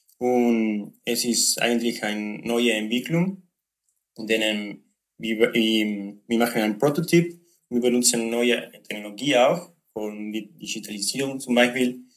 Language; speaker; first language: German; non-native, learner; Spanish